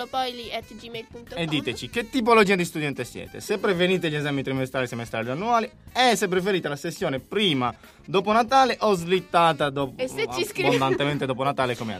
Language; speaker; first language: Italian; native; Italian